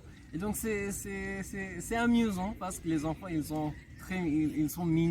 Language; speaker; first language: French; non-native, fluent; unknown